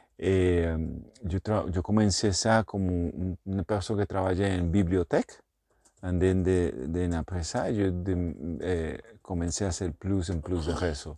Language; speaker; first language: French; non-native, learner; Spanish